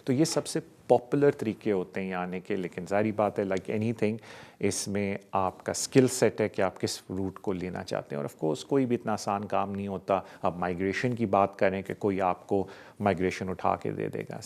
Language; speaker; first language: Urdu; native; Urdu